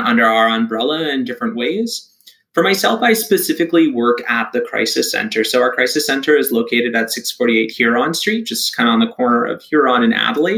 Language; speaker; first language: English; native; English